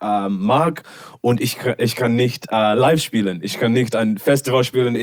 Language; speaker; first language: German; non-native, learner; English